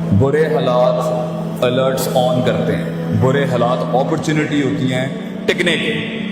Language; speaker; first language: Urdu; non-native, local second language; Punjabi